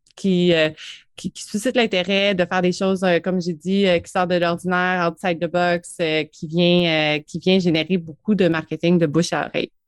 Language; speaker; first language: French; native; French